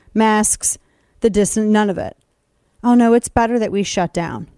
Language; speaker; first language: English; native; English